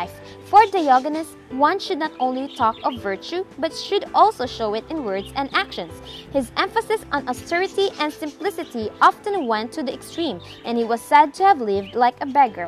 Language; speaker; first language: English; non-native, local second language; Cebuano